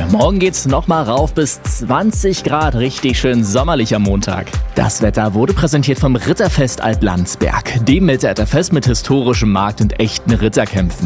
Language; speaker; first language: German; native; German